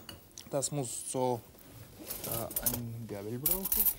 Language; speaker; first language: German; non-native, learner; Russian